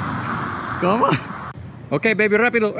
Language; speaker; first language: Spanish; non-native, learner; English